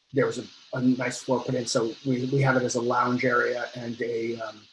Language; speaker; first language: English; native; English